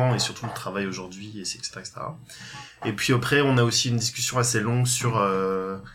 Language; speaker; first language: French; native; French